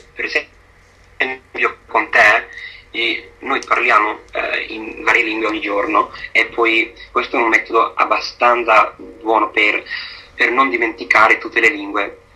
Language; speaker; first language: Italian; non-native, fluent; English